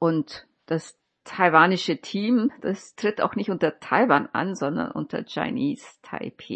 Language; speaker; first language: German; native; German